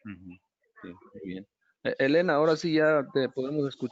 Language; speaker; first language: Spanish; native; Spanish